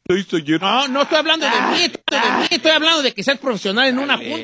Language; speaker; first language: Spanish; native; Spanish